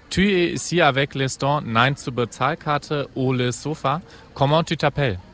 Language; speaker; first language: French; non-native, fluent; German